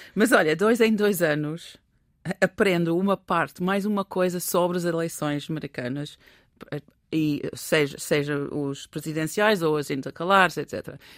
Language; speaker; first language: Portuguese; non-native, fluent; English